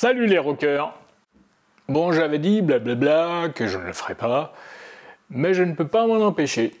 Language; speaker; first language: French; native; French